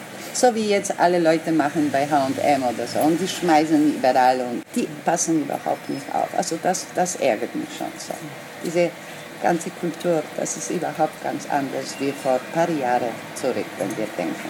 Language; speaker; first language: German; non-native, learner; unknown